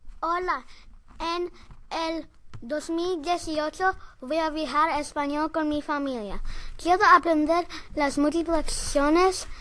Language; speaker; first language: Spanish; non-native, learner; English